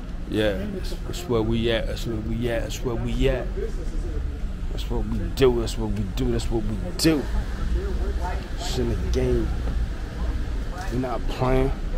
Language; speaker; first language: English; native; English